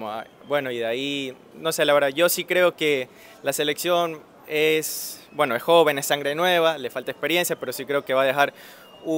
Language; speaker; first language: Spanish; native; Spanish